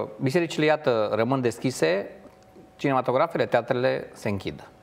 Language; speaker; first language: Romanian; native; Romanian